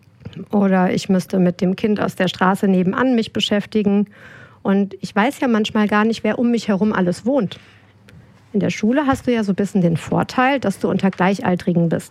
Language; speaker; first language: German; native; German